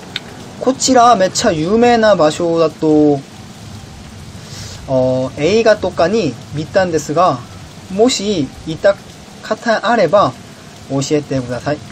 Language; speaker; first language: Japanese; non-native, learner; Korean